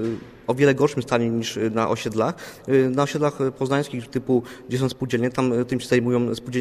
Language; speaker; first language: Polish; native; Polish